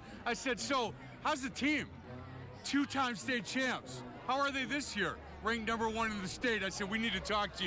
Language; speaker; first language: English; native; English